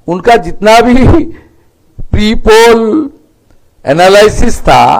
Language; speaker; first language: Hindi; non-native, local second language; Bangla